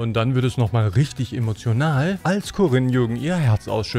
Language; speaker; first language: German; native; German